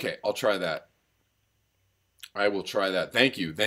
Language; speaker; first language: English; native; English